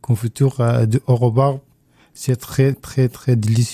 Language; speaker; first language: French; non-native, learner; Arabic